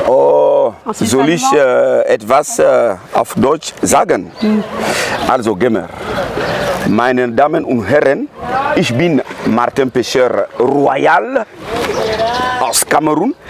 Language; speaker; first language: German; non-native, learner; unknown